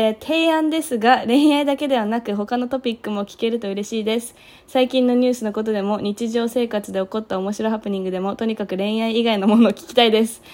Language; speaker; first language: Japanese; native; Japanese